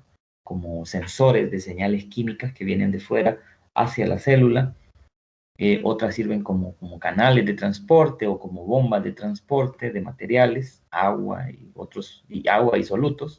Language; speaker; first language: Spanish; native; Spanish